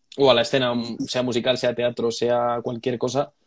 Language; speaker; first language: Spanish; native; Spanish